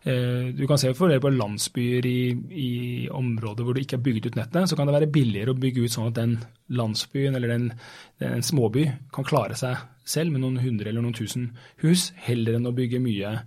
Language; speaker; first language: Norwegian; native; Norwegian